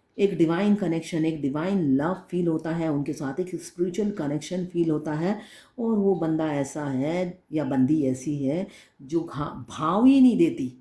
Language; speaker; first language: Hindi; non-native, local second language; Bangla